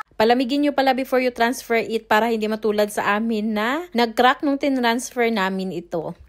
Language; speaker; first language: Filipino; non-native, local second language; Cebuano